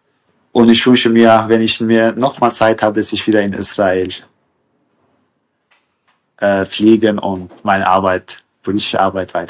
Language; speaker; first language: German; non-native, learner; Kurdish